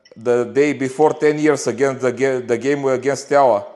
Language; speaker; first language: English; non-native, learner; Bulgarian